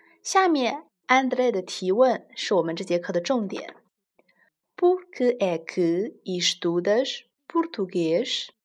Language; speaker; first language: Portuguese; non-native, fluent; Chinese